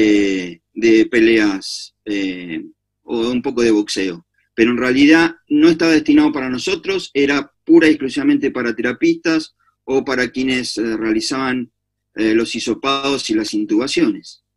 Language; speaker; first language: Spanish; native; Spanish